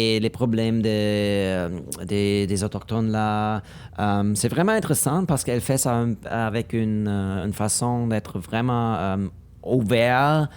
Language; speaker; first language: French; non-native, learner; German